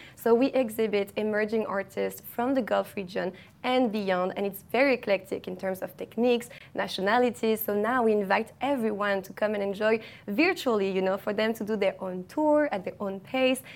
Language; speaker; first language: English; non-native, fluent; French